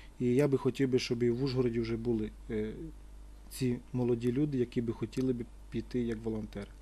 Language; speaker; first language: Ukrainian; non-native, local second language; Romany